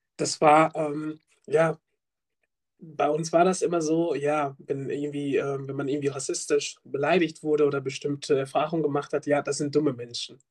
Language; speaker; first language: German; early bilingual, other home language; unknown